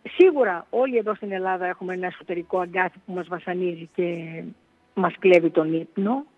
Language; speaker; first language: Greek; early bilingual, heritage; Greek